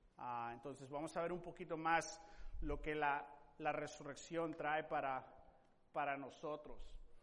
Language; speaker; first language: Spanish; non-native, fluent; English